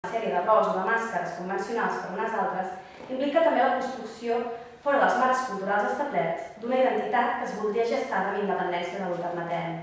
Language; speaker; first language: Catalan; native; Catalan